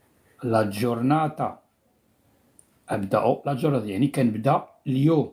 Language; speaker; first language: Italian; non-native, fluent; Arabic